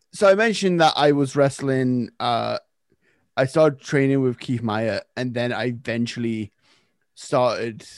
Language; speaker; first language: English; native; English